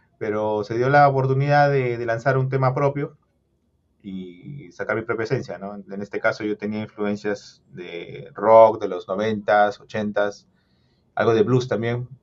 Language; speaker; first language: Spanish; native; Spanish